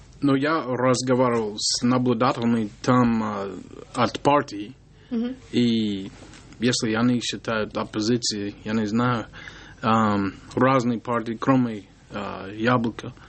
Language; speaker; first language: Russian; non-native, learner; English